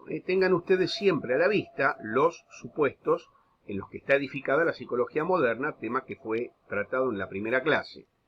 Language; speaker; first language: Spanish; native; Spanish